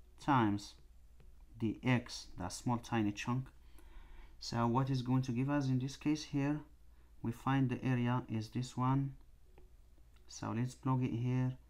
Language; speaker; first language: English; non-native, fluent; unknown